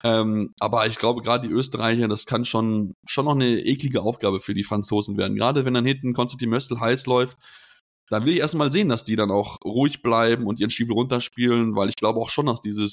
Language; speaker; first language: German; native; German